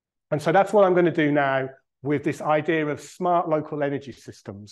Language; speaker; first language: English; native; English